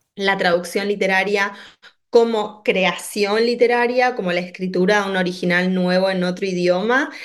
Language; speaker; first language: Spanish; native; Spanish